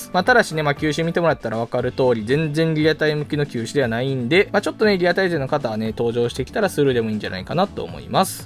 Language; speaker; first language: Japanese; native; Japanese